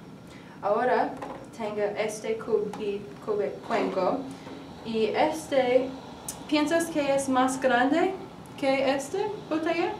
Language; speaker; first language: Spanish; non-native, learner; English